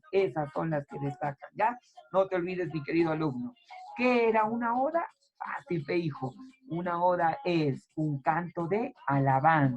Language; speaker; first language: Spanish; native; Spanish